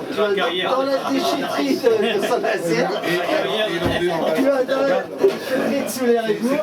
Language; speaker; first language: French; native; French